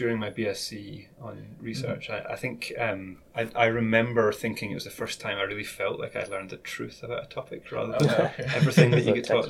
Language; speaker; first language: English; native; English